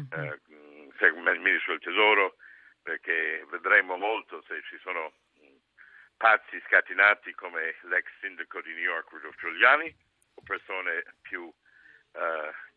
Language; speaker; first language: Italian; non-native, fluent; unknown